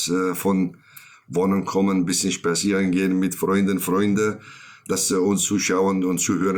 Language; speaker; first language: German; non-native, learner; Kurdish